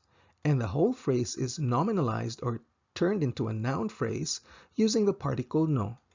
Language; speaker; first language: English; non-native, fluent; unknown